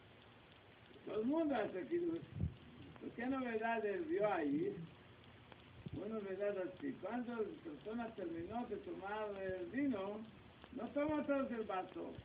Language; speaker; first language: Spanish; non-native, learner; Hebrew